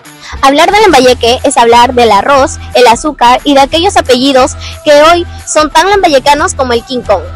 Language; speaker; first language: Spanish; native; Spanish